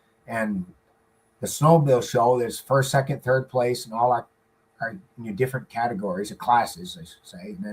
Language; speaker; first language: English; native; English